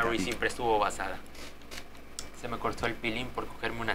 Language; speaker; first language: Spanish; native; Spanish